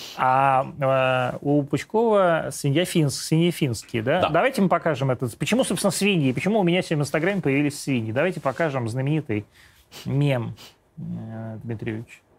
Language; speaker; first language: Russian; native; Russian